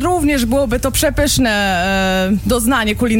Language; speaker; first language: Polish; native; Polish